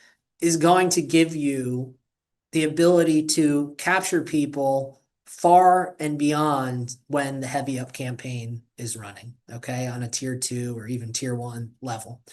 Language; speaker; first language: English; native; English